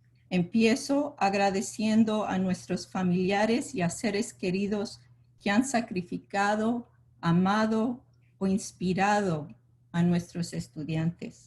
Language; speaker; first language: Spanish; early bilingual, heritage; Spanish